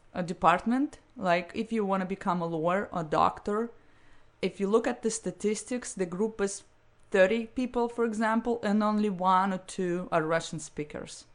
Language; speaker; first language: English; non-native, fluent; Russian